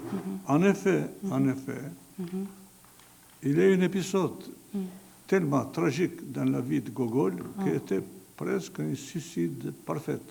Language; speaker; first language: French; non-native, fluent; Albanian